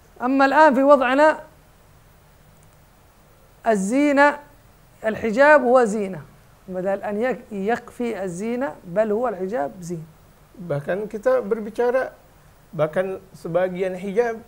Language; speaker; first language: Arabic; non-native, fluent; Indonesian